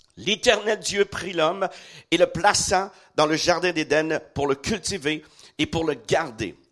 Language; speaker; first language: French; native; French